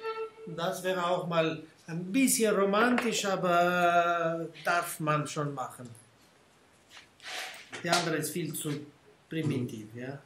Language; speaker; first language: German; non-native, fluent; Armenian